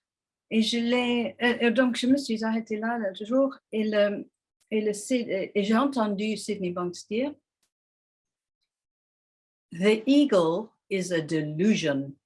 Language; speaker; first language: French; non-native, fluent; English